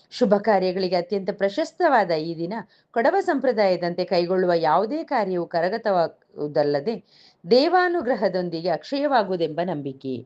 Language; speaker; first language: Kannada; non-native, local second language; Kodava